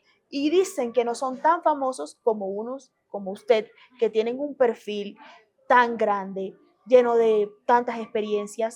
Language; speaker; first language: Spanish; native; Spanish